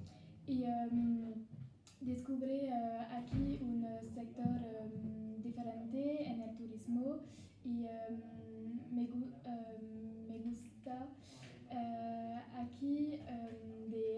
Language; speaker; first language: Spanish; non-native, learner; French